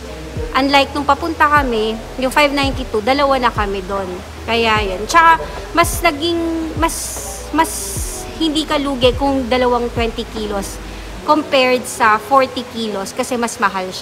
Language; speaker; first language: Filipino; native; Filipino